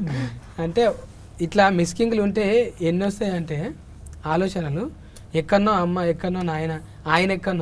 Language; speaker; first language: Telugu; native; Telugu